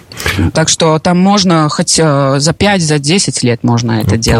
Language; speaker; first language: Russian; non-native, local second language; Latvian